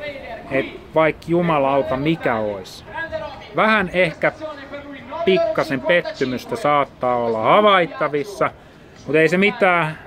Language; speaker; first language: Finnish; native; Finnish